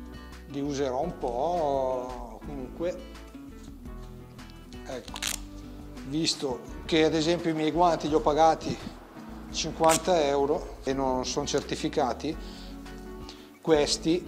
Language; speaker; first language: Italian; native; Italian